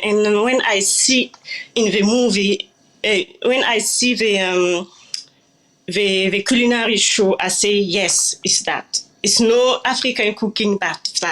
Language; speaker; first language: English; non-native, learner; French